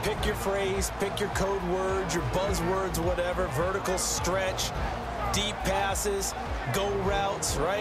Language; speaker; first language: English; native; English